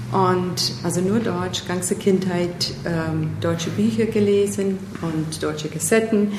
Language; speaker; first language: German; non-native, fluent; English